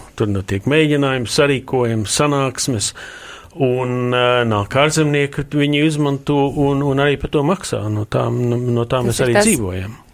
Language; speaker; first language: Latvian; early bilingual, heritage; Latvian